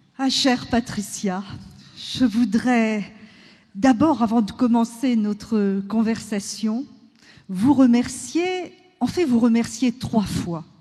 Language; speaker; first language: French; native; French